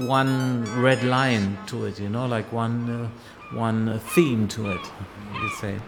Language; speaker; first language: English; non-native, fluent; German